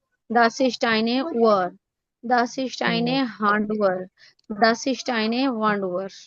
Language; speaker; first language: German; non-native, learner; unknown